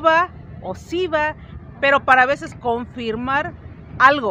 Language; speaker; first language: Spanish; native; Spanish